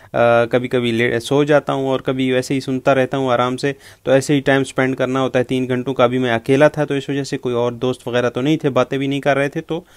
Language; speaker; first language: Urdu; native; Urdu